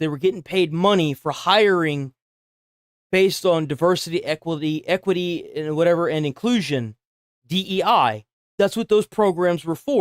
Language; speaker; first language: English; native; English